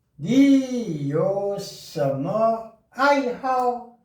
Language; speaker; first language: Chinese; non-native, learner; Korean